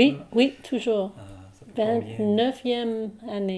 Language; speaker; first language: French; non-native, local second language; English